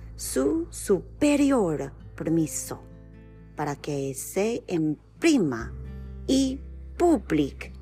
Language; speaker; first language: Spanish; non-native, learner; English